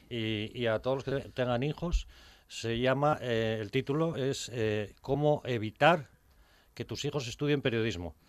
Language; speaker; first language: Spanish; native; Spanish